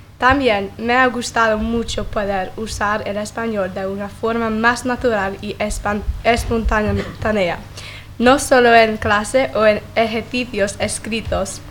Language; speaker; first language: Spanish; non-native, learner; English